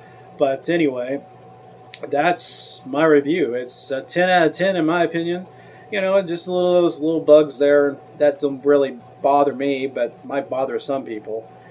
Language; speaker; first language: English; native; English